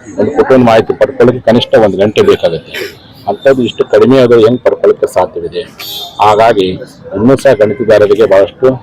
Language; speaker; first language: Kannada; native; Kannada